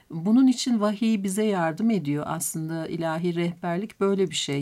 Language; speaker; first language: Turkish; native; Turkish